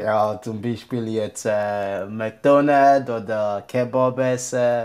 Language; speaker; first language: German; early bilingual, other home language; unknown